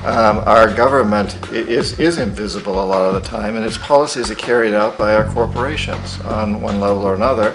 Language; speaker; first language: English; native; English